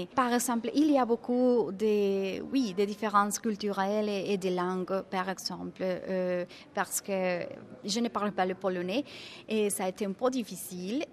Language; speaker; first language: French; non-native, fluent; Spanish